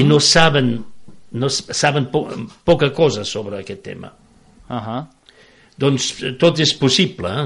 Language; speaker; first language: Catalan; non-native, fluent; French